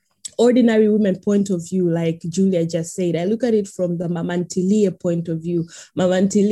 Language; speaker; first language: English; non-native, local second language; Swahili